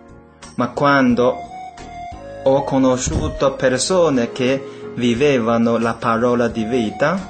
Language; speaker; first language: Italian; non-native, fluent; Chinese